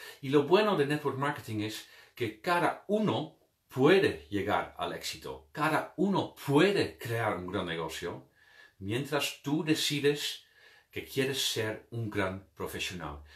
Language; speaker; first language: Spanish; non-native, fluent; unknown